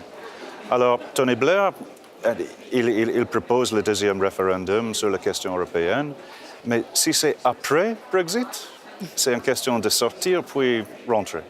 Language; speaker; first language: French; non-native, fluent; English